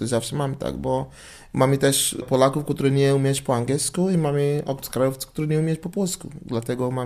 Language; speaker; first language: Polish; non-native, learner; English